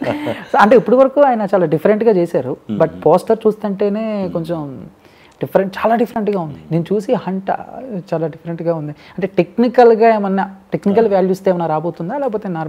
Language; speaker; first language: Telugu; native; Telugu